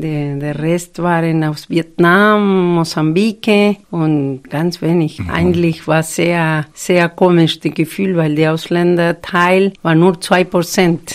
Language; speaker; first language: German; non-native, fluent; Spanish